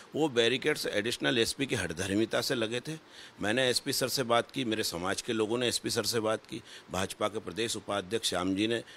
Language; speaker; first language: Hindi; native; Hindi